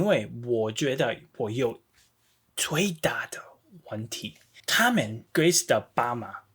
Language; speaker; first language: Chinese; non-native, learner; English